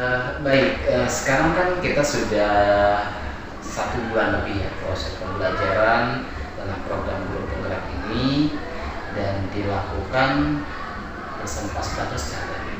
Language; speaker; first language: Indonesian; native; Indonesian